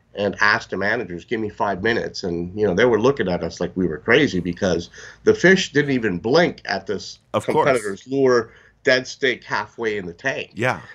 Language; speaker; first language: English; native; English